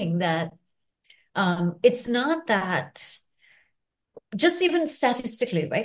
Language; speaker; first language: English; non-native, local second language; Sinhala